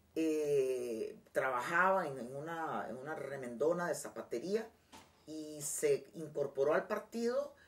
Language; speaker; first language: Spanish; native; Spanish